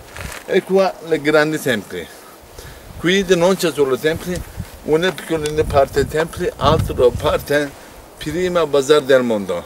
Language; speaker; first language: Italian; non-native, learner; Turkish